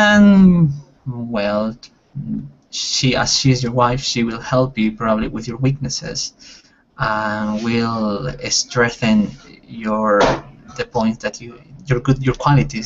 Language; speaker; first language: English; non-native, fluent; Spanish